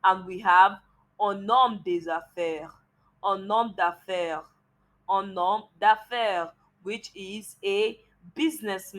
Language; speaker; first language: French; non-native, learner; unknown